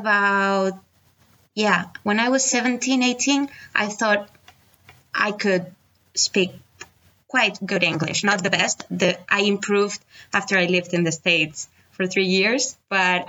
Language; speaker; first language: English; non-native, fluent; Spanish